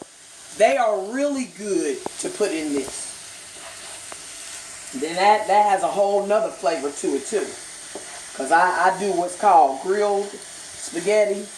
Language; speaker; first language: English; native; English